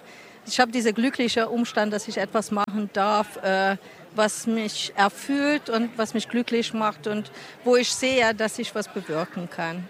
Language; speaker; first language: German; non-native, fluent; Hungarian